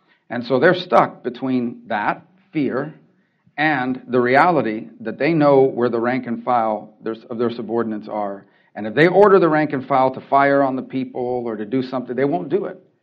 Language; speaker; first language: English; early bilingual, other home language; Spanish